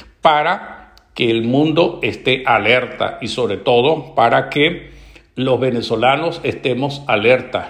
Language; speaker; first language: Spanish; native; Spanish